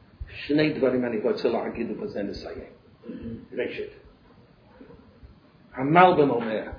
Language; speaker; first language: Hebrew; non-native, fluent; English